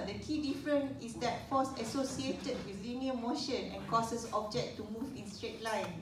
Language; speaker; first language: English; non-native, local second language; Malay